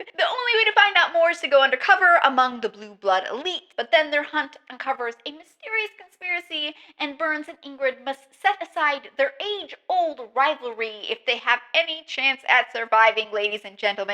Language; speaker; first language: English; native; English